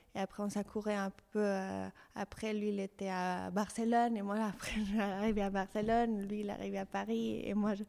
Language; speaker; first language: French; non-native, fluent; Spanish